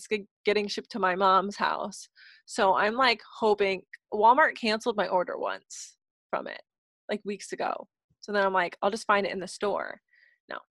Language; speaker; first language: English; native; English